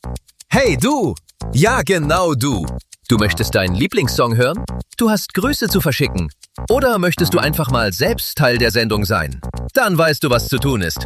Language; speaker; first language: German; native; German